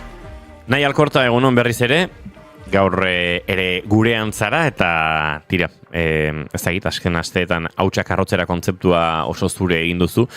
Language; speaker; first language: Basque; native; Basque